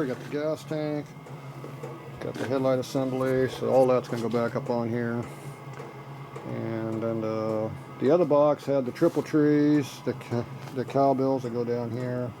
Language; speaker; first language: English; native; English